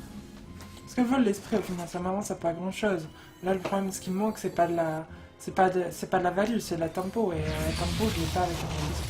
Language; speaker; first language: French; native; French